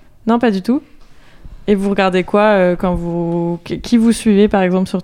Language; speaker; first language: French; native; French